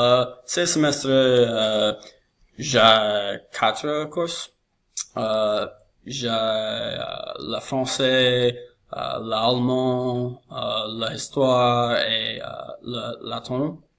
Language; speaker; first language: French; non-native, learner; English